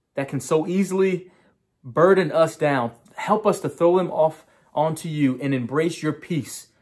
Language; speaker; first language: English; native; English